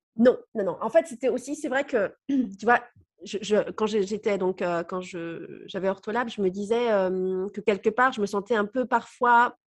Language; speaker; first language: French; native; French